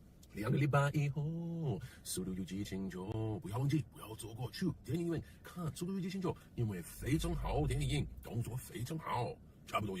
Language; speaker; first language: Chinese; non-native, learner; English